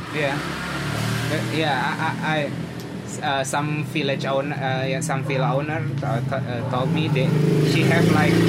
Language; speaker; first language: English; non-native, learner; Indonesian